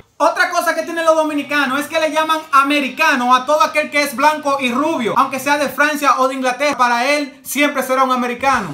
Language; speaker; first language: Spanish; native; Spanish